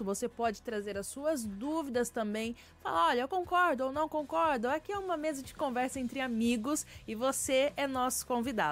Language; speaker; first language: Portuguese; native; Portuguese